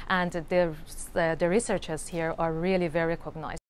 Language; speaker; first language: English; non-native, fluent; Persian